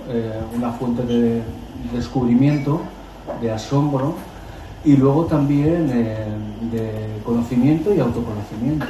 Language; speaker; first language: Spanish; native; Spanish